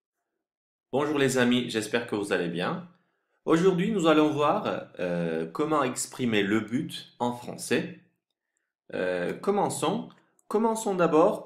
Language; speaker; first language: French; non-native, fluent; Turkish